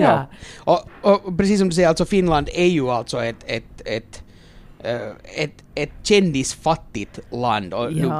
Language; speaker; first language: Swedish; native; Swedish